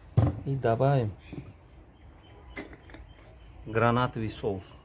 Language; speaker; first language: Russian; non-native, fluent; Uzbek